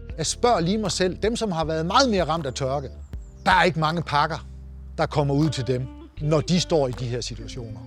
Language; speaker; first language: Danish; native; Danish